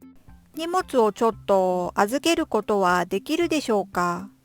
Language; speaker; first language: Japanese; non-native, fluent; Korean